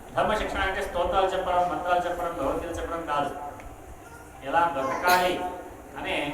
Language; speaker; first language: Telugu; non-native, local second language; Kannada